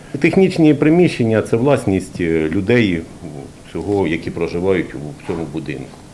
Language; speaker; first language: Ukrainian; native; Ukrainian